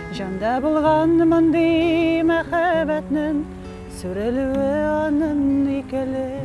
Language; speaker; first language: Tatar; non-native, local second language; Russian